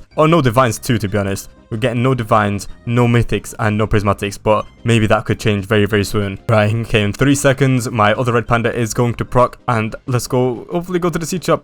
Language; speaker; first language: English; native; English